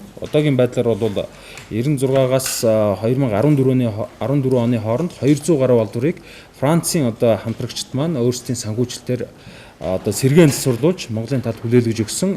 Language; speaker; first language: Mongolian; native; Mongolian